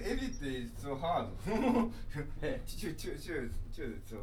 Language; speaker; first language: English; non-native, learner; Japanese